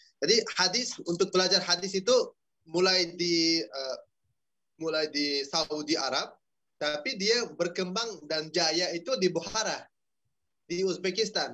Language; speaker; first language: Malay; non-native, fluent; Uzbek